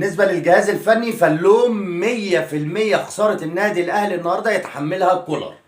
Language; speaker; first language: Arabic; native; Arabic